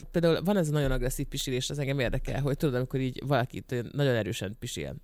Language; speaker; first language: Hungarian; native; Hungarian